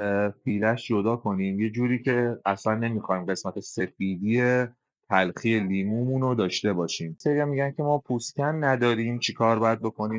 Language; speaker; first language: Persian; native; Persian